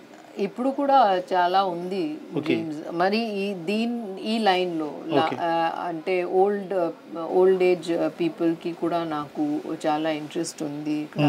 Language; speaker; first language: Telugu; non-native, learner; Hindi